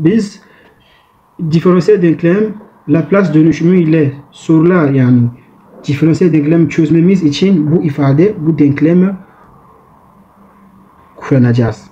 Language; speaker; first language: Turkish; non-native, learner; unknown